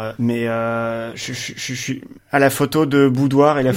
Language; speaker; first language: French; native; French